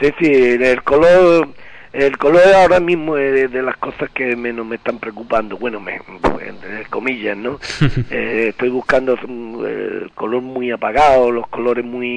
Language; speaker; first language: Spanish; native; Spanish